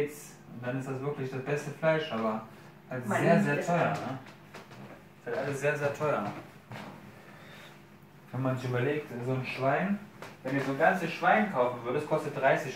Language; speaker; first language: German; native; German